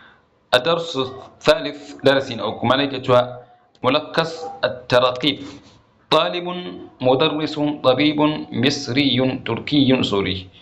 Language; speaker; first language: Arabic; non-native, fluent; Hausa